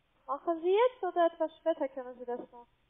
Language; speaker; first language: German; non-native, learner; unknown